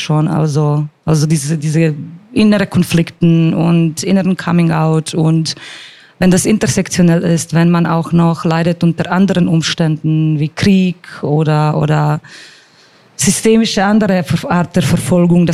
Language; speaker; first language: German; non-native, fluent; Croatian